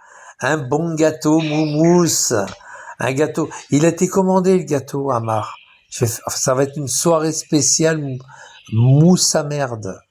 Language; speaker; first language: French; native; French